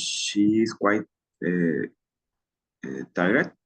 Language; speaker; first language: English; non-native, learner; Spanish